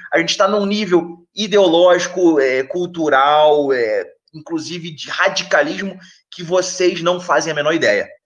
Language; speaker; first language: Portuguese; native; Portuguese